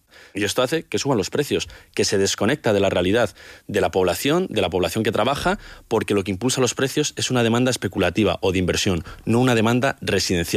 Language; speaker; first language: Spanish; native; Spanish